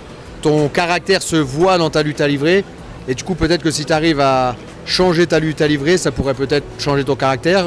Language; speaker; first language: French; native; French